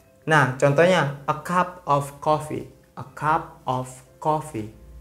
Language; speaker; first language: English; non-native, fluent; Indonesian